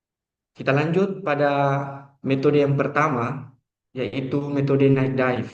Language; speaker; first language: Indonesian; native; Indonesian